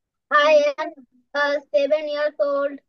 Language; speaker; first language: English; non-native, learner; Bangla